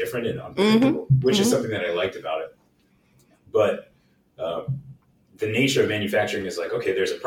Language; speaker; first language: English; native; English